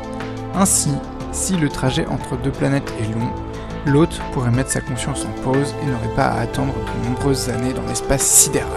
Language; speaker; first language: French; native; French